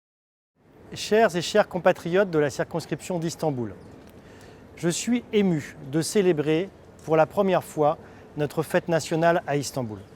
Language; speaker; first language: French; native; French